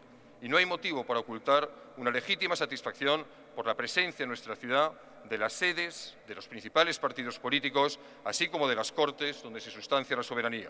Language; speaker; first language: Spanish; native; Spanish